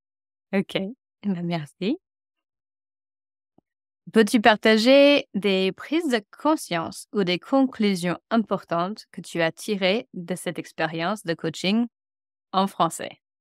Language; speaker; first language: French; non-native, fluent; English